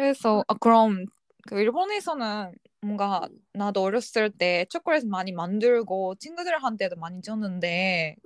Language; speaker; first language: Korean; non-native, fluent; Japanese